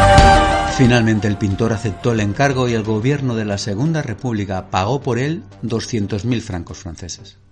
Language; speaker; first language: Spanish; native; Spanish